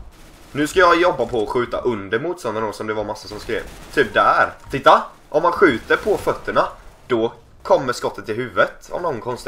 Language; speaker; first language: Swedish; native; Swedish